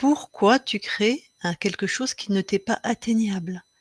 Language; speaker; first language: French; native; French